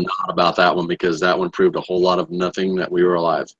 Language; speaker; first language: English; native; English